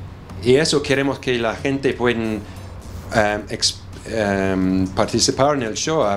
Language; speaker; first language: Spanish; non-native, learner; English